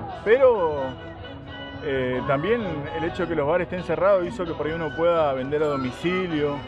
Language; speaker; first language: Spanish; native; Spanish